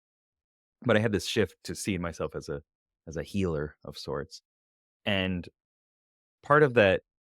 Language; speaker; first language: English; native; English